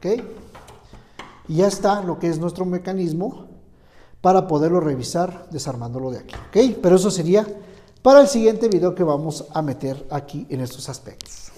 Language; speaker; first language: Spanish; native; Spanish